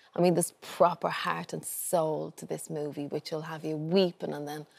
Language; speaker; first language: English; native; English